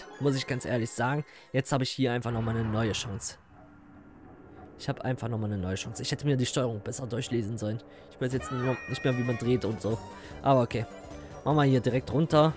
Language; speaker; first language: German; native; German